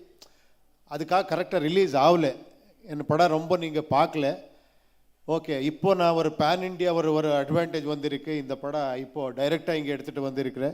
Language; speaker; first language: Tamil; non-native, learner; Kannada